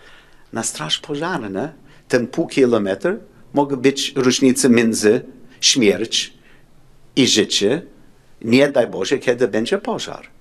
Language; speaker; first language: Polish; non-native, learner; English